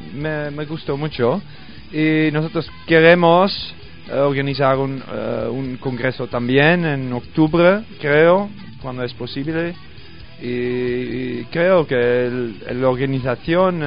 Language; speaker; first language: Spanish; non-native, learner; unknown